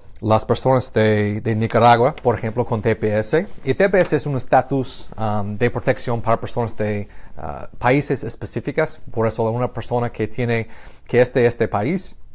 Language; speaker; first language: Spanish; non-native, fluent; English